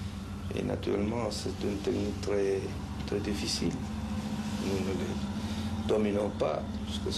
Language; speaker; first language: French; non-native, local second language; Spanish